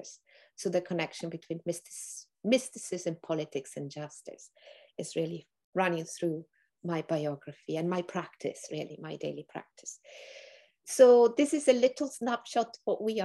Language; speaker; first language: English; non-native, fluent; Italian